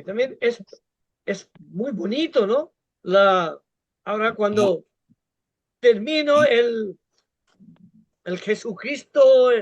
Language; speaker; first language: Spanish; non-native, fluent; Bangla